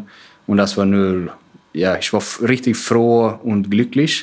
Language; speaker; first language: German; non-native, fluent; Swedish